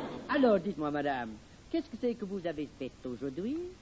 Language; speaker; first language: French; non-native, fluent; English